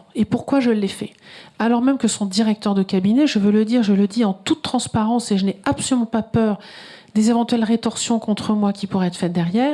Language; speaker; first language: French; native; French